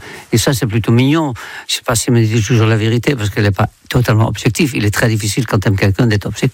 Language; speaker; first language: French; non-native, fluent; Dutch